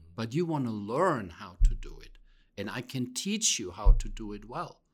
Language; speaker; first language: English; non-native, fluent; German